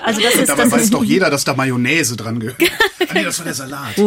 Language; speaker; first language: German; native; German